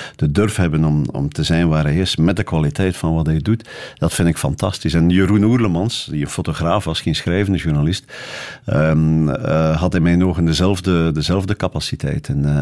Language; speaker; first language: Dutch; native; Dutch